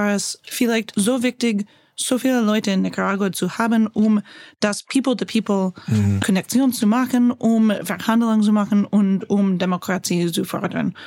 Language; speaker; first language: German; non-native, learner; English